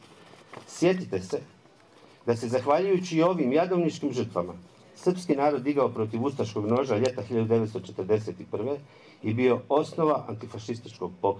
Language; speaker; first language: Croatian; native; Croatian